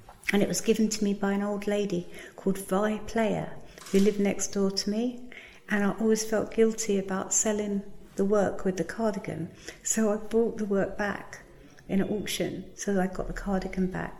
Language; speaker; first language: English; native; English